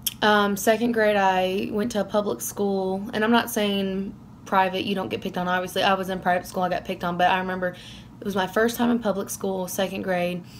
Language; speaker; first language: English; native; English